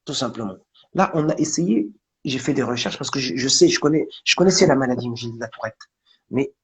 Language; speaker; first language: French; non-native, local second language; Arabic